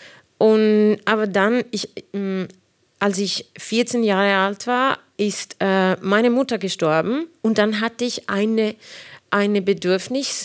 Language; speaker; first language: German; non-native, fluent; Spanish